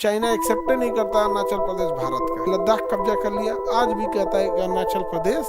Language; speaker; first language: Hindi; native; Hindi